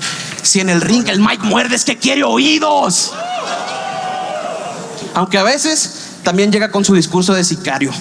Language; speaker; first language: Spanish; native; Spanish